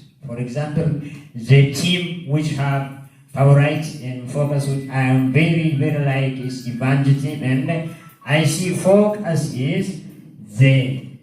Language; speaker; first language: English; non-native, learner; Oromo